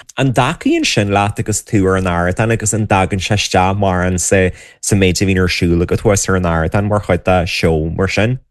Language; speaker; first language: Irish; native; Irish